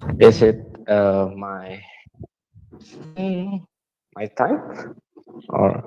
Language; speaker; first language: English; non-native, learner; Indonesian